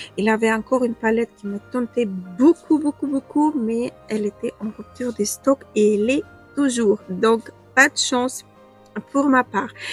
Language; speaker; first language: French; non-native, fluent; Ukrainian